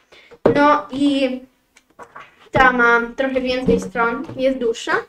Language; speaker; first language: Polish; early bilingual, heritage; Polish